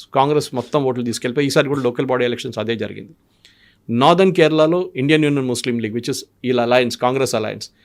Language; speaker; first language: Telugu; non-native, local second language; Malayalam